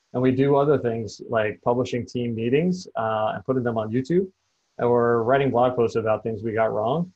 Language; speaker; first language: English; native; English